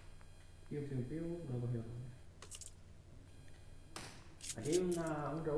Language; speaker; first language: Spanish; native; Spanish